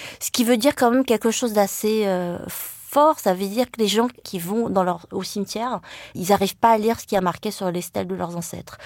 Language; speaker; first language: French; early bilingual, other home language; Vietnamese